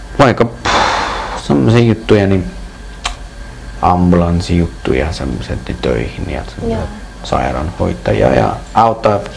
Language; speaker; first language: Finnish; non-native, learner; Persian